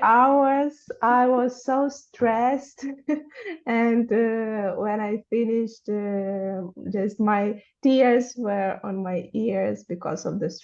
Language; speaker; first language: English; non-native, fluent; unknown